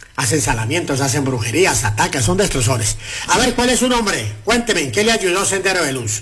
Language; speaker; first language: Spanish; native; Spanish